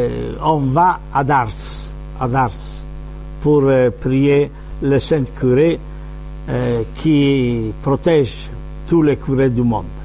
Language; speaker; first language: French; non-native, fluent; Italian